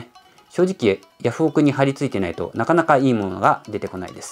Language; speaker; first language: Japanese; native; Japanese